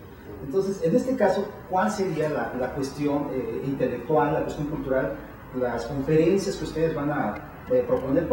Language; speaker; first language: Spanish; native; Spanish